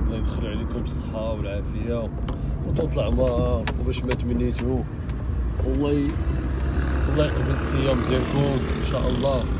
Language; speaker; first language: Arabic; native; Arabic